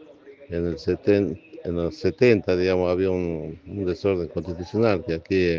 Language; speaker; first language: Spanish; native; Spanish